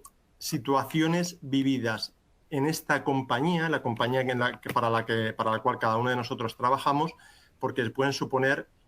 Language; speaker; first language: Spanish; native; Spanish